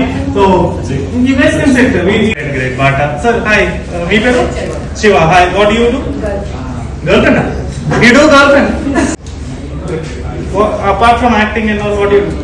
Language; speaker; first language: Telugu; native; Telugu